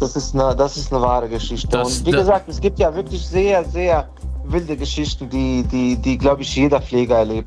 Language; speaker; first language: German; non-native, fluent; Bosnian